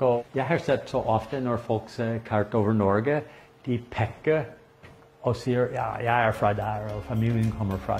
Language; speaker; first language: Norwegian; non-native, learner; English